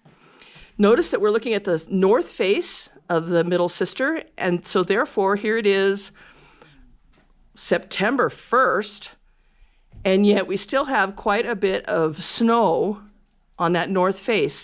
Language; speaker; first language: English; native; English